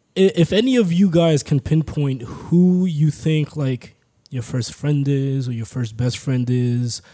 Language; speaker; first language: English; early bilingual, other home language; Spanish